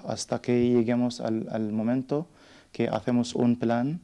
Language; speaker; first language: Spanish; non-native, learner; Arabic